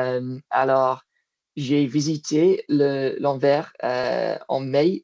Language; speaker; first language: French; non-native, learner; English